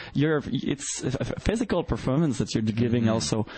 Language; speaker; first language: English; non-native, fluent; French